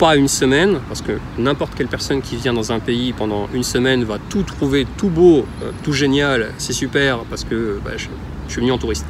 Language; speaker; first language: French; native; French